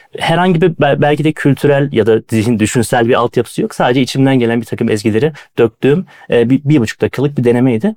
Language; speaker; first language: Turkish; native; Turkish